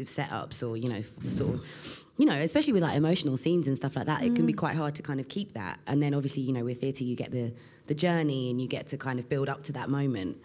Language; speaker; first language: English; native; English